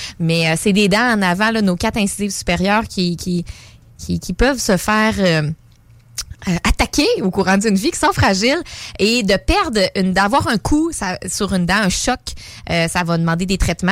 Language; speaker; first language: French; native; French